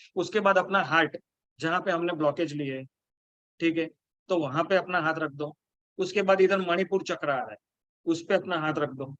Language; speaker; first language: Hindi; native; Hindi